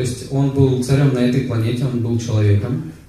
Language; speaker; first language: Russian; native; Russian